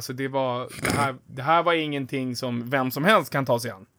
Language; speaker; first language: Swedish; native; Swedish